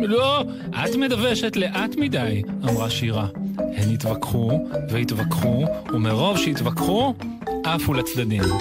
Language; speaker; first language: Hebrew; native; Hebrew